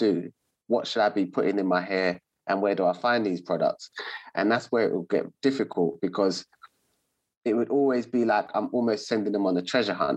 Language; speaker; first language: English; native; English